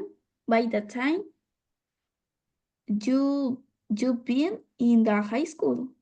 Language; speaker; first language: English; non-native, learner; Spanish